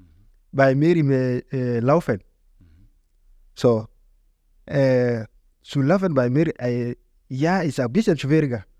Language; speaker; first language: German; non-native, learner; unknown